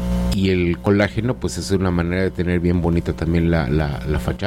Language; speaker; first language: Spanish; native; Spanish